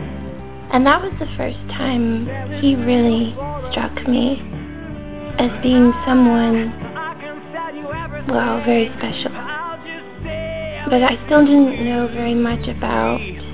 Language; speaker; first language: English; native; English